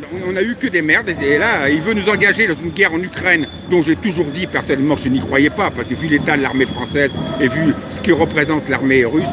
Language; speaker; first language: French; native; French